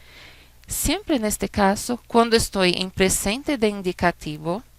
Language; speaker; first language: Spanish; non-native, fluent; Portuguese